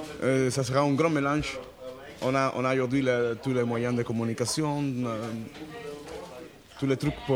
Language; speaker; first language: French; non-native, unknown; Spanish